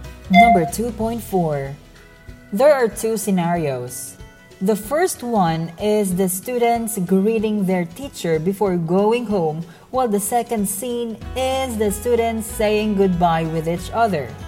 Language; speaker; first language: English; non-native, local second language; Cebuano